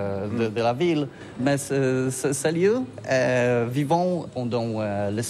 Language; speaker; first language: French; non-native, learner; Polish